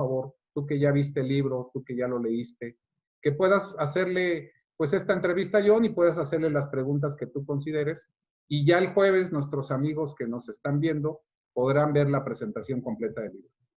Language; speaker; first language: Spanish; native; Spanish